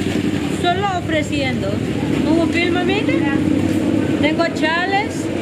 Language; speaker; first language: Spanish; non-native, local second language; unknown